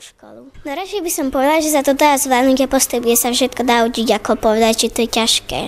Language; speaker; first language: Slovak; non-native, local second language; Hungarian